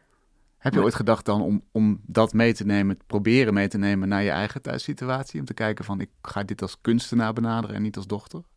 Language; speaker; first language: Dutch; native; Dutch